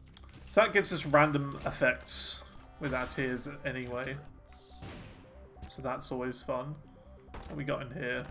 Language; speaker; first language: English; native; English